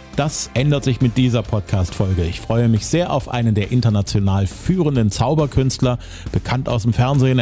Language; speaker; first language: German; native; German